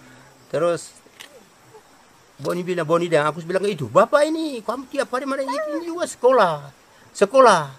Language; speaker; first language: Indonesian; non-native, local second language; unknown